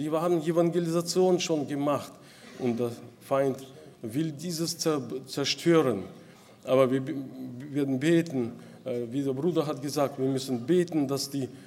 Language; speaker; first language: German; non-native, local second language; Russian